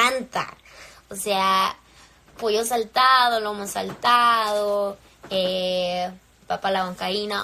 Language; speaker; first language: Spanish; early bilingual, heritage; English